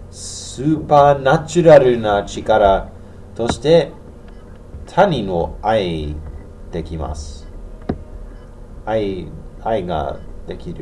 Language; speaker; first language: Japanese; non-native, learner; English